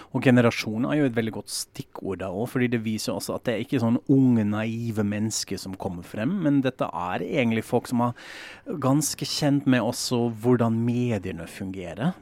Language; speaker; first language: Norwegian; non-native, fluent; German